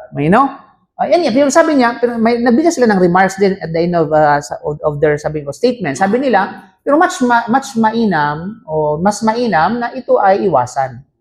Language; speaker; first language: Filipino; non-native, local second language; Cebuano